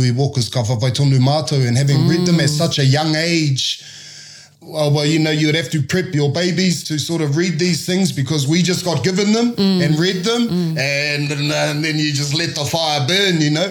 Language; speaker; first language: English; native; English